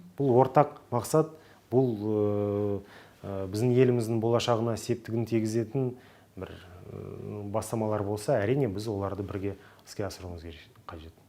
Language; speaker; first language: Kazakh; non-native, local second language; Russian